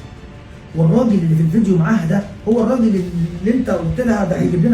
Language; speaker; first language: Arabic; native; Arabic